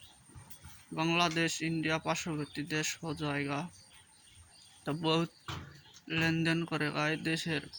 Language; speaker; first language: Hindi; non-native, learner; Bangla